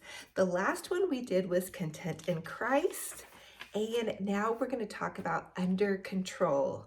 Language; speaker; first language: English; native; English